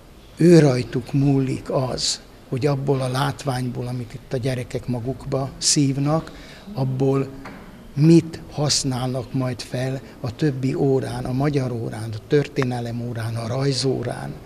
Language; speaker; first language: Hungarian; native; Hungarian